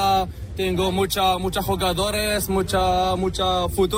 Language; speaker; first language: Spanish; non-native, learner; Arabic